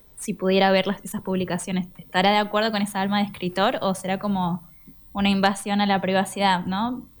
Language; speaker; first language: Spanish; native; Spanish